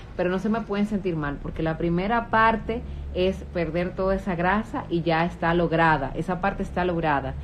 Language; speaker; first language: Spanish; native; Spanish